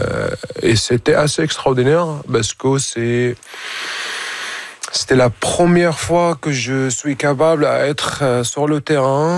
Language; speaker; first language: French; non-native, fluent; Arabic